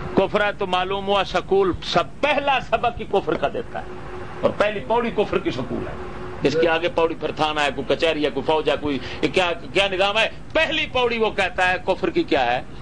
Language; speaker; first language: Urdu; native; Urdu